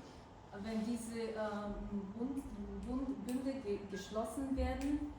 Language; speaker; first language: German; non-native, fluent; Bulgarian